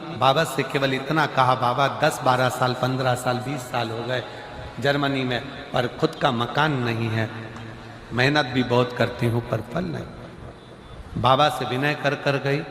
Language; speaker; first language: Hindi; native; Hindi